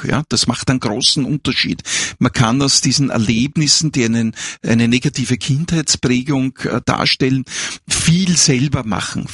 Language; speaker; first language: German; native; German